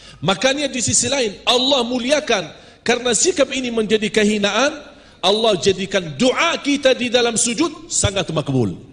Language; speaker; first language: Malay; non-native, fluent; Arabic